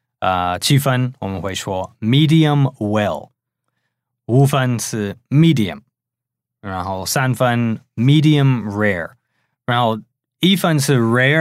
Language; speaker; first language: Chinese; non-native, fluent; English